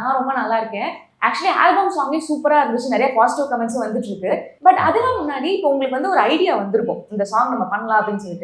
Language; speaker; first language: Tamil; native; Tamil